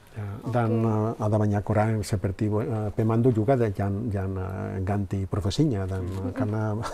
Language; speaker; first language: Indonesian; non-native, learner; Spanish